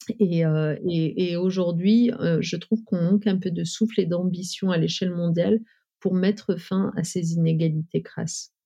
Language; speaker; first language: French; early bilingual, other home language; Riffian